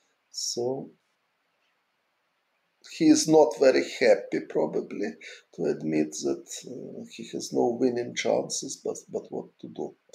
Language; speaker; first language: English; non-native, fluent; Ukrainian